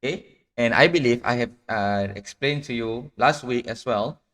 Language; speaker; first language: English; non-native, local second language; Malay